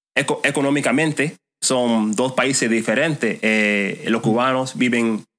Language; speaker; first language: Spanish; non-native, fluent; English